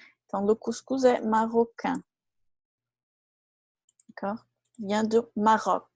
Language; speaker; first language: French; non-native, fluent; Portuguese